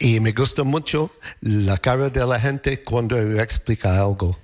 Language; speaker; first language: Spanish; non-native, learner; English